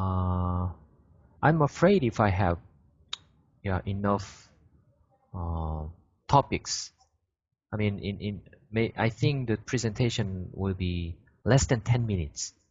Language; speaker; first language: English; non-native, learner; Korean